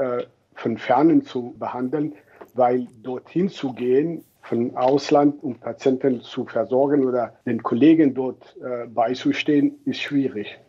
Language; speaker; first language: German; non-native, fluent; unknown